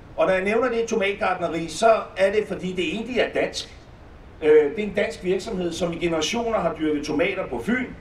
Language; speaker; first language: Danish; native; Danish